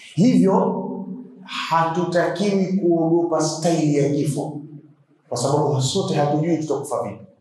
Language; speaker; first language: Swahili; native; Swahili